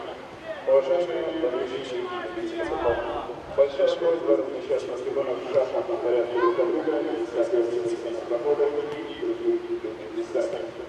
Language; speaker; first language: Russian; native; Russian